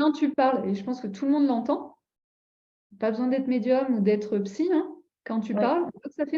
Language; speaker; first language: French; native; French